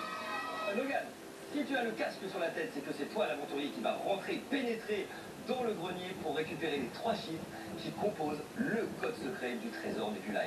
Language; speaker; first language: French; native; French